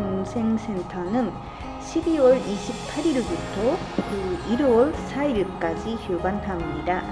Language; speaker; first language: Korean; non-native, fluent; Japanese